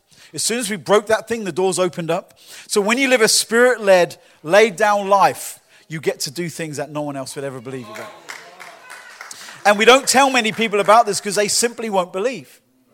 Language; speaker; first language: English; native; English